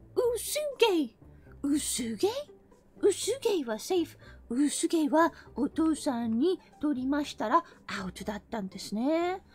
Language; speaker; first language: Japanese; non-native, fluent; English